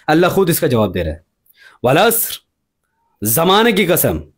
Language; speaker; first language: Hindi; non-native, local second language; Urdu